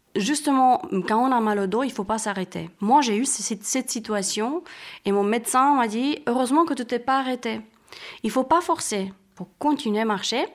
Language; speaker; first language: French; non-native, fluent; Romanian